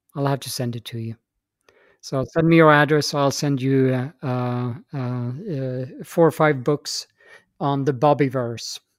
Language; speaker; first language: English; non-native, fluent; Swedish